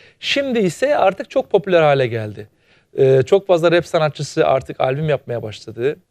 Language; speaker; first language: Turkish; native; Turkish